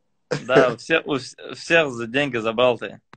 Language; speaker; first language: Russian; native; Russian